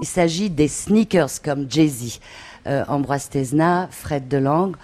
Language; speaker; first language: French; native; French